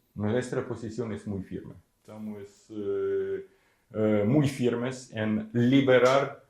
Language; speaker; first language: Spanish; non-native, fluent; Ukrainian